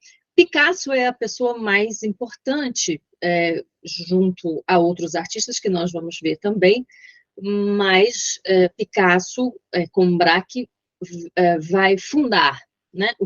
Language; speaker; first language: Portuguese; native; Portuguese